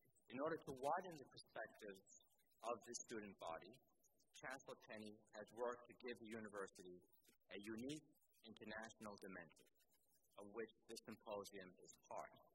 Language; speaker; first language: English; native; English